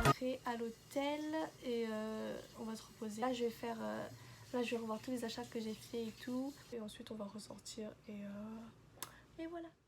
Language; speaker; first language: French; native; French